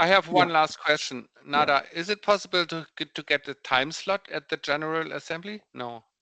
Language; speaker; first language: English; non-native, fluent; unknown